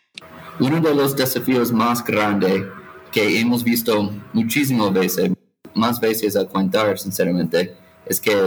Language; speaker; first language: Spanish; non-native, fluent; English